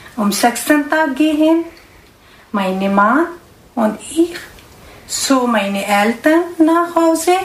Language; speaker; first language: German; non-native, learner; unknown